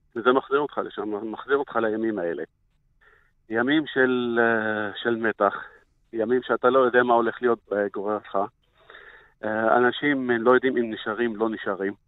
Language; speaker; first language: Hebrew; non-native, fluent; Arabic